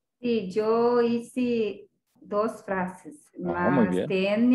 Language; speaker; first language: Spanish; non-native, learner; Portuguese